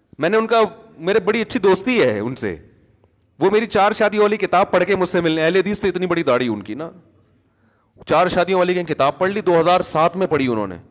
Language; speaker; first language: Urdu; native; Urdu